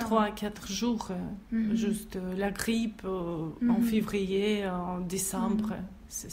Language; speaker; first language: French; non-native, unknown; Russian